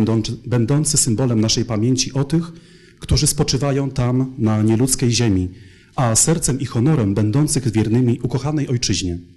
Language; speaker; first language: Polish; native; Polish